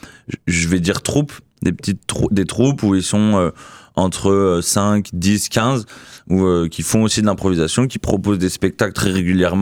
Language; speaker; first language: French; native; French